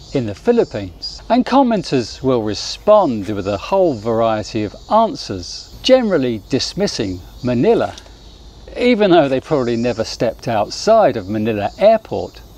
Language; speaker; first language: English; native; English